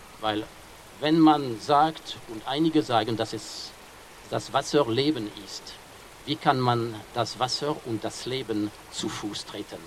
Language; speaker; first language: German; non-native, fluent; French